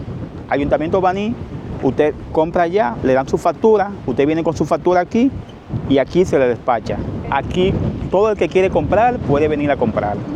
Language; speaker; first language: Spanish; native; Spanish